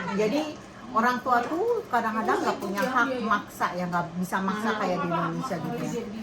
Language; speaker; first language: Indonesian; native; Indonesian